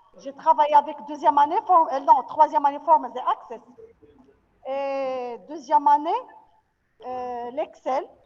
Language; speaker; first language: French; non-native, local second language; Arabic